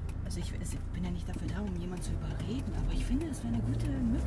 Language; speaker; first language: German; early bilingual, other home language; Bosnian